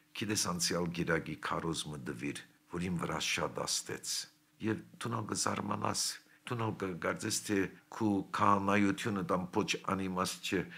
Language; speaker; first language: Armenian; early bilingual, heritage; Armenian